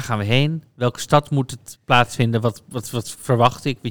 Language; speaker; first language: Dutch; native; Dutch